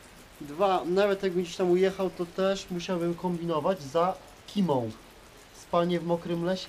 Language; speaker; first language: Polish; native; Polish